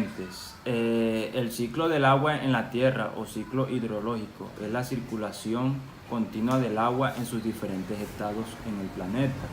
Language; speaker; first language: Spanish; native; Spanish